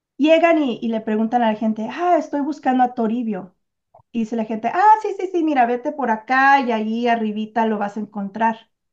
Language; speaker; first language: Spanish; early bilingual, heritage; Spanish